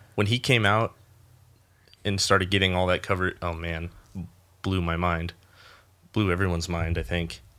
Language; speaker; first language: English; native; English